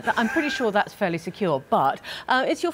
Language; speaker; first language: English; native; English